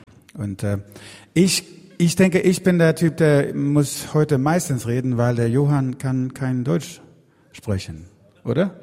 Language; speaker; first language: German; non-native, fluent; Swedish